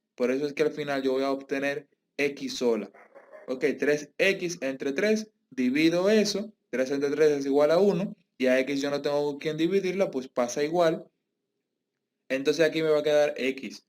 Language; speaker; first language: Spanish; native; Spanish